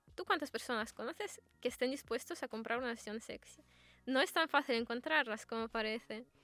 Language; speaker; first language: Spanish; non-native, fluent; Russian